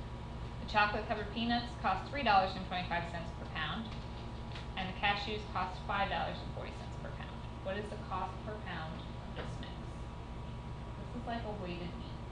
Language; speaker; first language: English; native; English